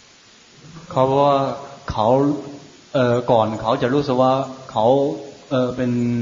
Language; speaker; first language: Thai; non-native, fluent; Chinese